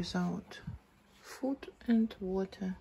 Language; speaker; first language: English; non-native, fluent; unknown